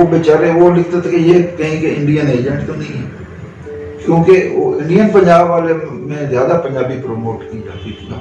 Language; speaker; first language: Urdu; non-native, local second language; Punjabi